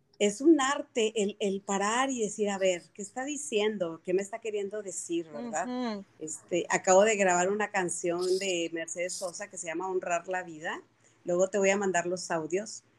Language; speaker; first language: Spanish; native; Spanish